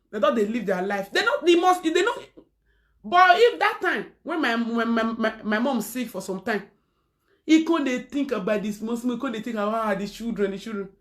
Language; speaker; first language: Nigerian Pidgin; non-native, local second language; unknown